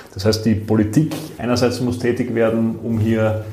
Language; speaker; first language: German; native; German